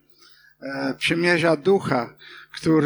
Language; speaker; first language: Polish; non-native, fluent; English